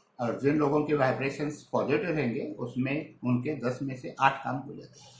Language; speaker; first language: Hindi; non-native, local second language; Marathi